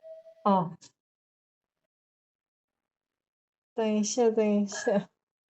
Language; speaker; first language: Chinese; non-native, learner; Indonesian